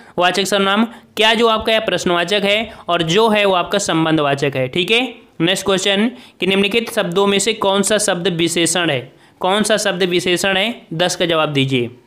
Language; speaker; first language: Hindi; native; Hindi